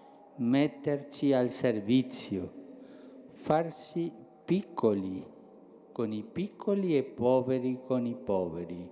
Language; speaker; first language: Italian; non-native, fluent; Spanish